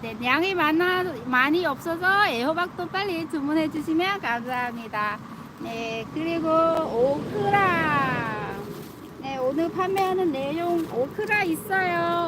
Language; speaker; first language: Korean; non-native, fluent; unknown